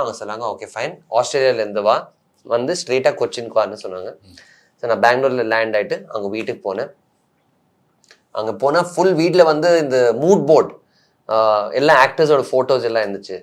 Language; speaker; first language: Tamil; non-native, fluent; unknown